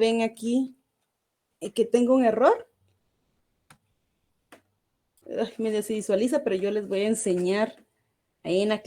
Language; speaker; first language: Spanish; native; Spanish